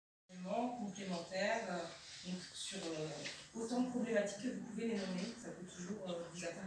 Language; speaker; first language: French; native; French